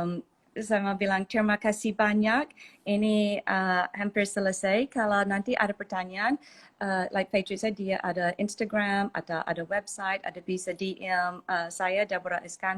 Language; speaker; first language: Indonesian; non-native, fluent; English